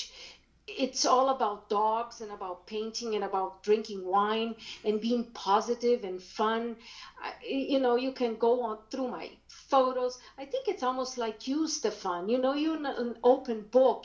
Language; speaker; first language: English; non-native, fluent; German